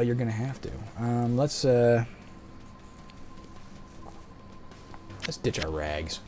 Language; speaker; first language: English; native; English